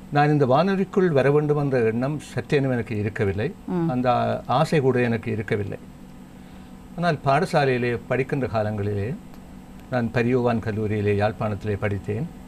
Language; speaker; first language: Tamil; native; Tamil